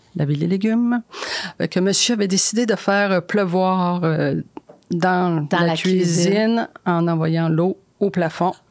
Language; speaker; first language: French; native; French